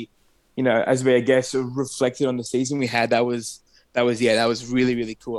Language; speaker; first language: English; non-native, local second language; Arabic